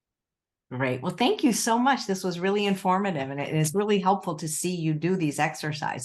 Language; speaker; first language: English; native; English